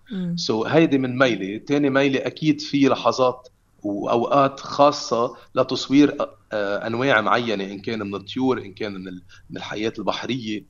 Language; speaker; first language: Arabic; native; Arabic